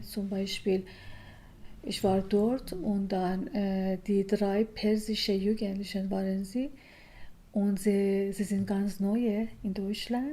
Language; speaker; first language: German; non-native, learner; Persian